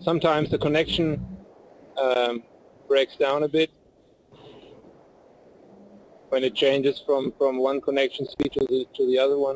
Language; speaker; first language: English; non-native, fluent; German